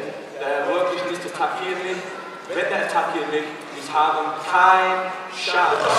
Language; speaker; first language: German; non-native, learner; English